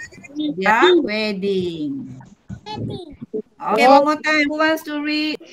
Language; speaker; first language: English; non-native, learner; Malay